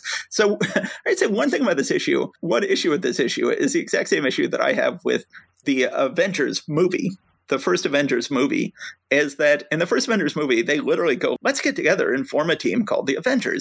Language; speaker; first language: English; native; English